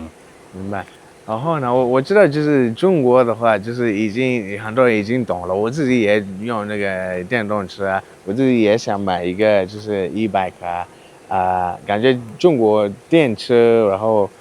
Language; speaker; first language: Chinese; non-native, learner; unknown